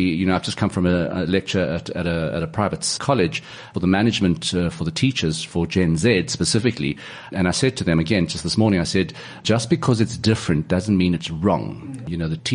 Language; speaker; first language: English; native; English